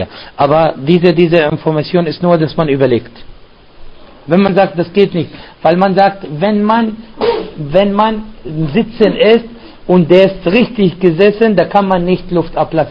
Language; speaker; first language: German; non-native, fluent; Arabic